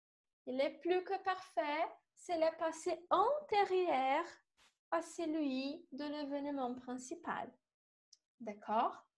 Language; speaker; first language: French; non-native, fluent; Portuguese